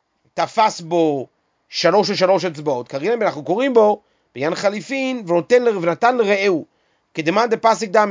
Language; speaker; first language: Hebrew; native; Hebrew